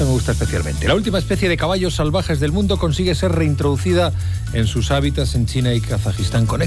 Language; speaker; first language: Spanish; native; Spanish